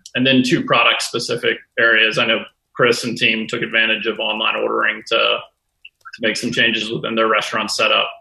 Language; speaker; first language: English; native; English